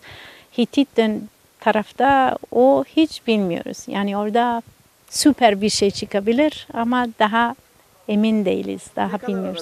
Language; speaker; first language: Turkish; non-native, learner; Italian